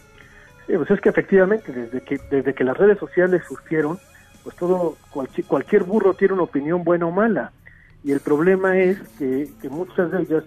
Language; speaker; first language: Spanish; native; Spanish